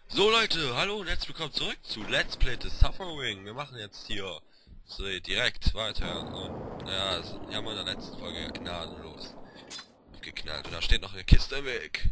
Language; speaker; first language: German; native; German